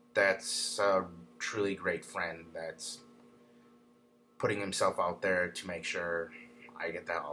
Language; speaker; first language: English; native; English